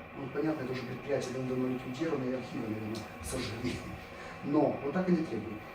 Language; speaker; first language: Russian; native; Russian